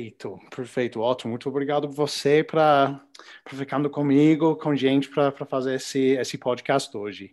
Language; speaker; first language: Portuguese; non-native, learner; English